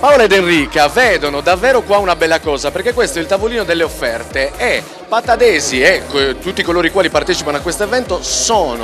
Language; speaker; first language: Italian; native; Italian